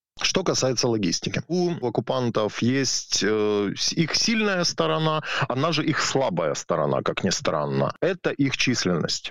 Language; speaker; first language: Russian; native; Russian